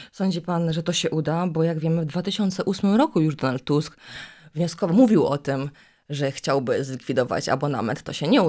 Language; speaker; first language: Polish; native; Polish